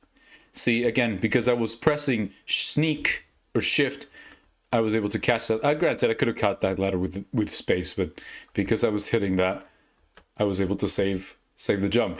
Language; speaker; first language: English; native; English